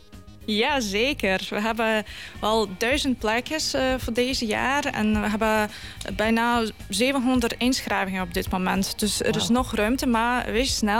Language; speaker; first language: Dutch; non-native, fluent; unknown